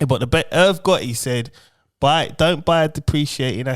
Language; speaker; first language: English; native; English